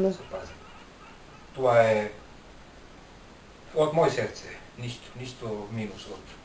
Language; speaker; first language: Bulgarian; non-native, learner; Finnish